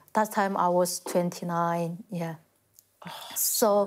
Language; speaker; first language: English; non-native, fluent; Korean